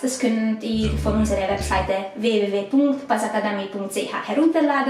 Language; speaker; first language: German; non-native, learner; Hungarian